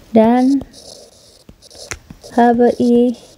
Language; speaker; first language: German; non-native, fluent; Indonesian